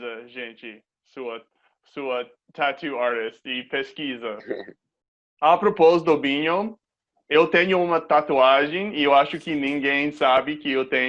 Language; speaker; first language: Portuguese; non-native, fluent; English